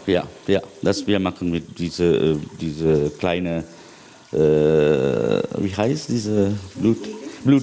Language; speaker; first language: German; non-native, learner; Sinhala